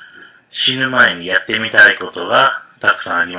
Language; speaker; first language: Japanese; non-native, fluent; English